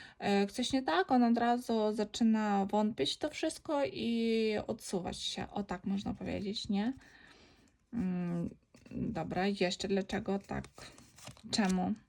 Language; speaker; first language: Polish; non-native, learner; Ukrainian